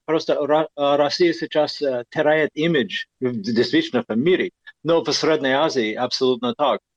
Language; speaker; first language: Russian; non-native, fluent; English